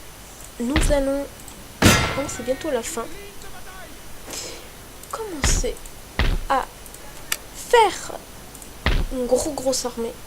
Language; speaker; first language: French; native; French